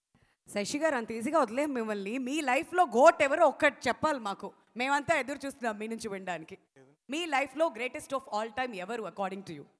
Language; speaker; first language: Telugu; native; Telugu